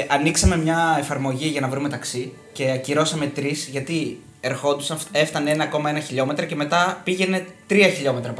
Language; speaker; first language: Greek; native; Greek